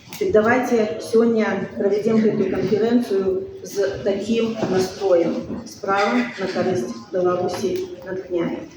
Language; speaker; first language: Belarusian; non-native, local second language; Russian